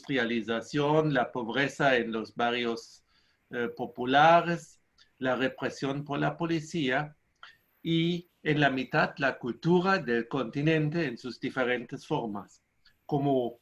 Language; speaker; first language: Spanish; non-native, fluent; German